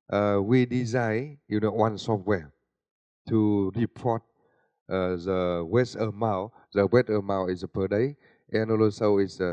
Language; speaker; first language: English; non-native, learner; Vietnamese